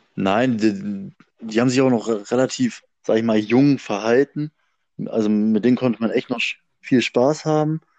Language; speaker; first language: German; native; German